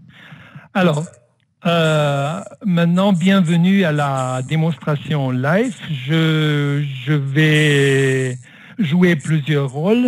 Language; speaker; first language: French; non-native, fluent; German